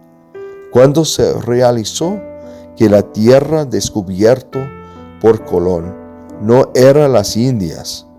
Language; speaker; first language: Spanish; non-native, fluent; English